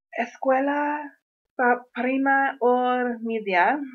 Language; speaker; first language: Spanish; non-native, learner; English